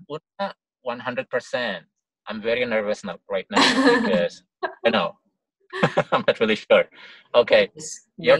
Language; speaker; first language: English; non-native, local second language; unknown